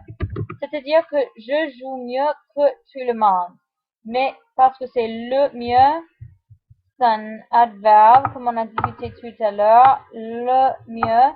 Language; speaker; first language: French; non-native, fluent; English